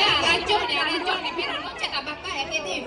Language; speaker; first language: Italian; non-native, learner; Sinhala